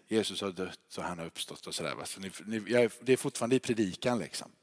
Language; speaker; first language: Swedish; native; Swedish